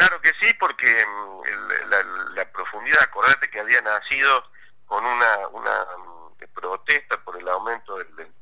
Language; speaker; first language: Spanish; native; Spanish